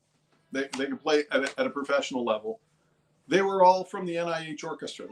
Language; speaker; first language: English; native; English